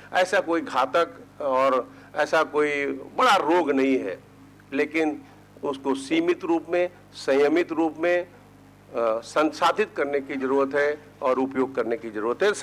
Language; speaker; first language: Hindi; native; Hindi